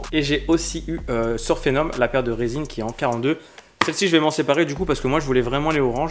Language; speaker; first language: French; native; French